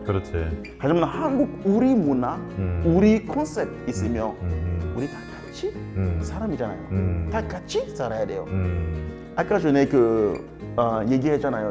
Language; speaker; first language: Korean; non-native, learner; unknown